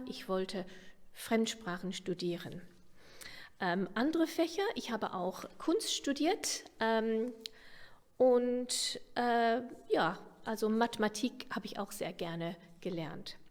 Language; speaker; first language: German; non-native, fluent; English